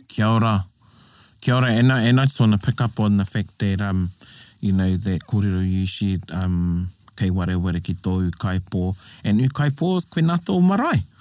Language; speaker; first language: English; native; English